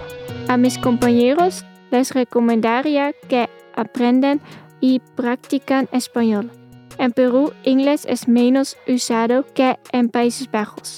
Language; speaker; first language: Spanish; non-native, fluent; Dutch